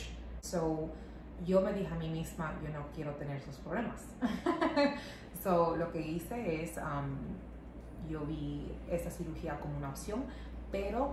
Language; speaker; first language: Spanish; non-native, local second language; English